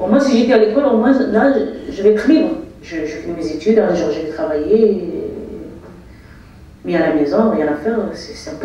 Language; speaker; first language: French; non-native, fluent; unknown